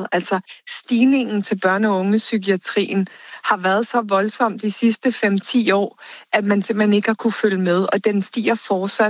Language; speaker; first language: Danish; native; Danish